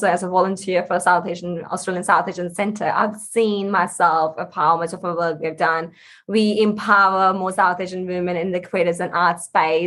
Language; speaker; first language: English; non-native, local second language; Punjabi